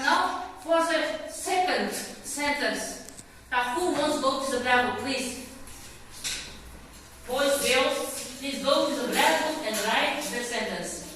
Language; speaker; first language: English; non-native, learner; Russian